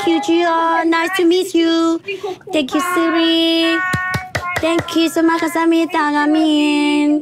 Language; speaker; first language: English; non-native, learner; Vietnamese